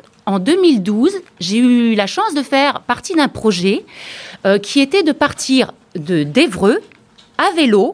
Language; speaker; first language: French; native; French